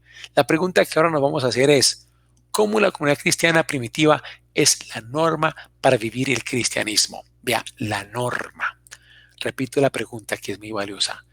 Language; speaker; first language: Spanish; native; Spanish